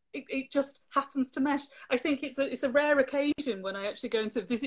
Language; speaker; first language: English; native; English